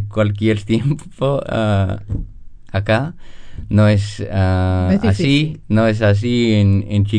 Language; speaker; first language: Spanish; non-native, learner; English